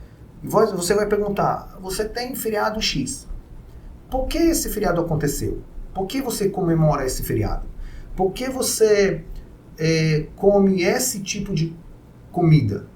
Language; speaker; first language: Portuguese; non-native, fluent; Hebrew